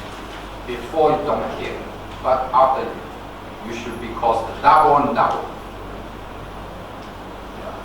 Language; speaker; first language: English; non-native, learner; Chinese